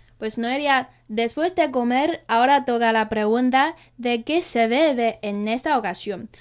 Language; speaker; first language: Spanish; non-native, fluent; Chinese